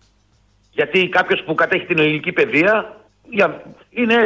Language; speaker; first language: Greek; native; Greek